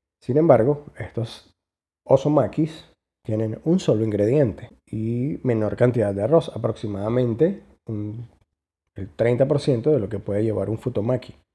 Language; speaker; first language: Spanish; native; Spanish